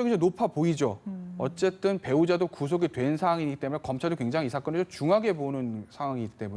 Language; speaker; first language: Korean; native; Korean